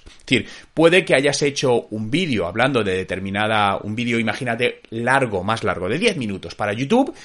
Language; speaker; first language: Spanish; native; Spanish